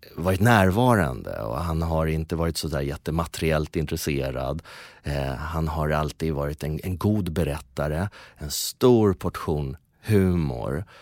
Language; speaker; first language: Swedish; native; Swedish